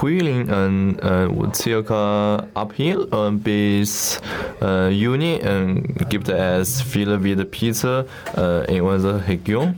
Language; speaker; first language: German; non-native, learner; Chinese